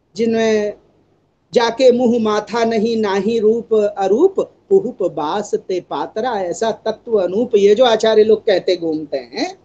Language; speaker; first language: Hindi; native; Hindi